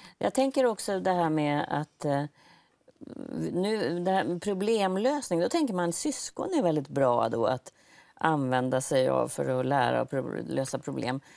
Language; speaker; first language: Swedish; native; Swedish